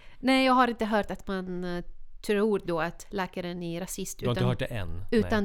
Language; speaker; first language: Swedish; non-native, fluent; Arabic